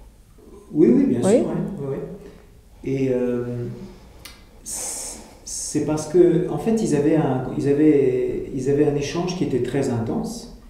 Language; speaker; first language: French; native; French